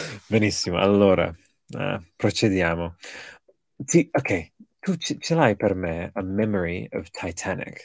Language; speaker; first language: Italian; early bilingual, other home language; English